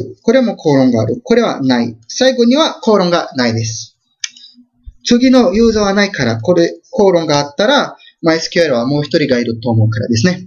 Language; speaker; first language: Japanese; non-native, fluent; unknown